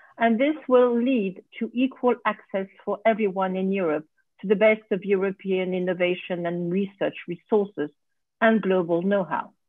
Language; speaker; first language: English; non-native, fluent; French